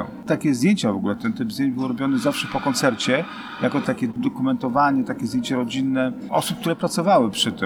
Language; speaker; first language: Polish; native; Polish